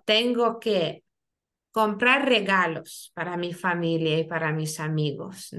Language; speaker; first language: Spanish; non-native, fluent; Lithuanian